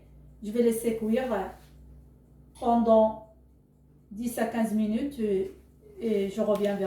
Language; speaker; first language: French; non-native, local second language; Arabic